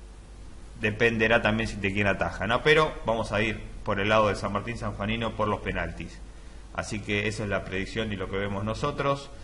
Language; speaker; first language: Spanish; native; Spanish